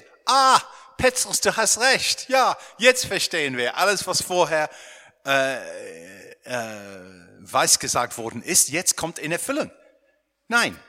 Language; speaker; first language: German; non-native, fluent; English